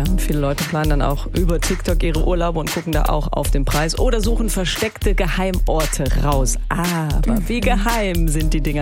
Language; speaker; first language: German; early bilingual, other home language; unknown